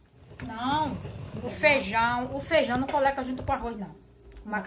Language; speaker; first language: Portuguese; native; Portuguese